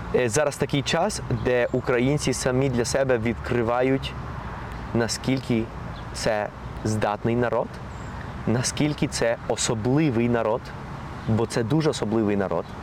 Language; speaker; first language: Ukrainian; non-native, fluent; Spanish